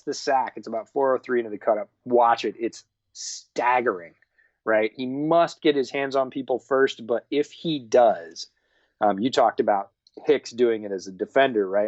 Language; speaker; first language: English; native; English